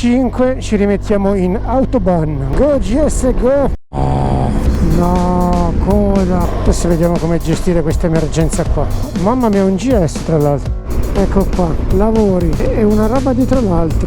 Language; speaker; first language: Italian; native; Italian